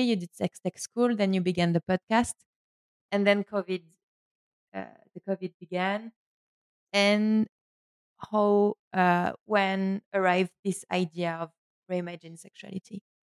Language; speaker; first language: English; non-native, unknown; French